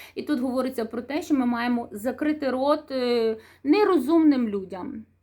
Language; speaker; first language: Ukrainian; non-native, local second language; Russian